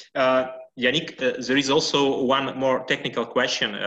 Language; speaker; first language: English; non-native, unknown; Ukrainian